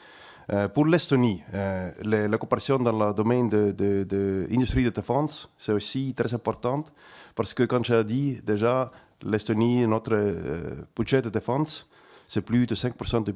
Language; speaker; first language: French; non-native, learner; Estonian